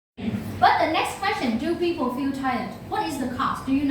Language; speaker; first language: English; non-native, fluent; Vietnamese